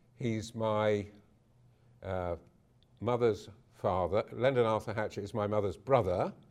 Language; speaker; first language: English; native; English